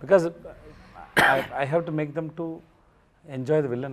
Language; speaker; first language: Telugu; non-native, learner; Tamil